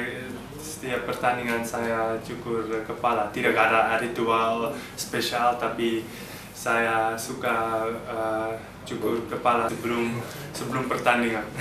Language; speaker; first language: Indonesian; early bilingual, heritage; Dutch